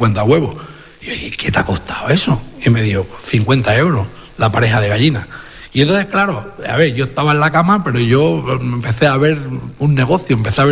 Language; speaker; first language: Spanish; native; Spanish